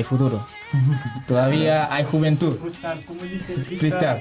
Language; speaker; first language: Spanish; non-native, learner; Haitian Creole